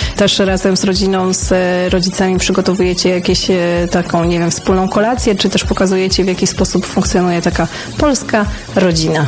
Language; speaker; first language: Polish; native; Polish